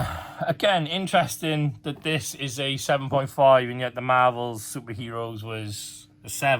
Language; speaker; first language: English; native; English